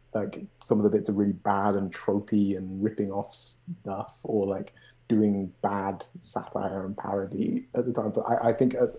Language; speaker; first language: English; native; English